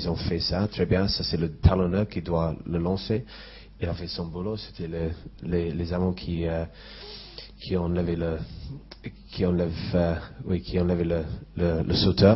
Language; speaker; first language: French; non-native, fluent; English